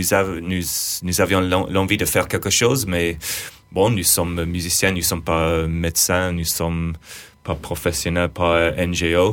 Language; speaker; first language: French; non-native, fluent; English